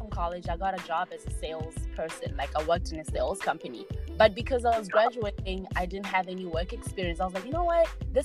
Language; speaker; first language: English; non-native, local second language; Tswana